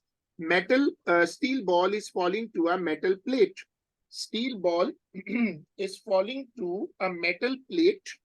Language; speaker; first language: English; non-native, local second language; Urdu